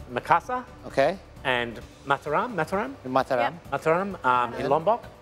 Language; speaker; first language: English; native; English